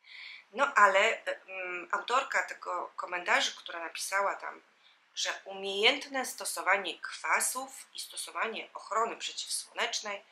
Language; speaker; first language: Polish; native; Polish